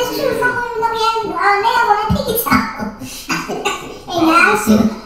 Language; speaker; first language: English; native; English